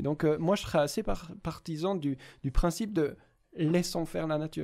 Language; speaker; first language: French; native; French